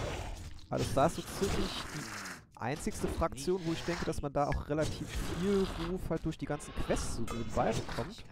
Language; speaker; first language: German; native; German